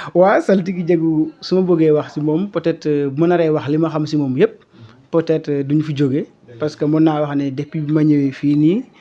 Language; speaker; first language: Wolof; non-native, local second language; Serer